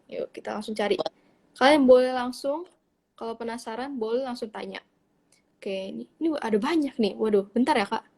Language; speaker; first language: Indonesian; native; Indonesian